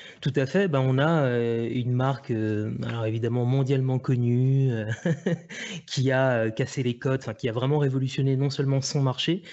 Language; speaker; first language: French; native; French